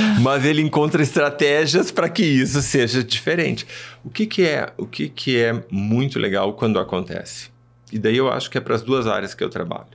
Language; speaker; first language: Portuguese; early bilingual, other home language; Spanish